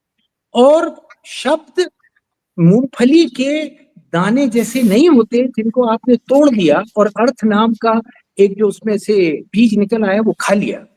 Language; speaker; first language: Hindi; native; Hindi